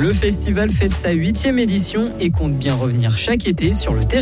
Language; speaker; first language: French; native; French